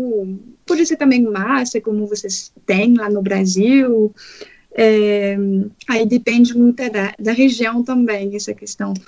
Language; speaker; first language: Portuguese; non-native, fluent; French